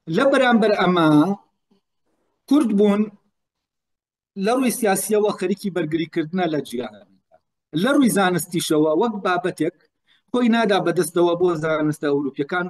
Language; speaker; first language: Central Kurdish; non-native, local second language; Gurani